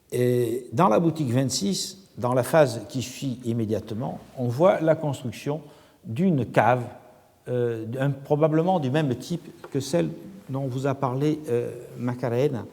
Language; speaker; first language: French; native; French